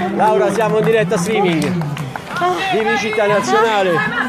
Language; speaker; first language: Italian; native; Italian